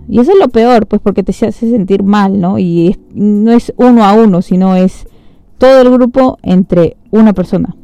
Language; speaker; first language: Spanish; early bilingual, heritage; Spanish